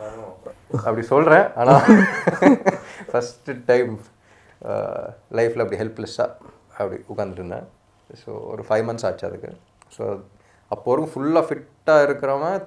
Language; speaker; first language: Tamil; non-native, local second language; Telugu